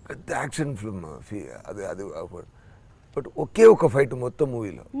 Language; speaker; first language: Telugu; non-native, learner; Tamil